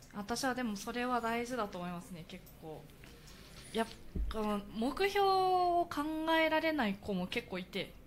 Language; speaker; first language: Japanese; native; Japanese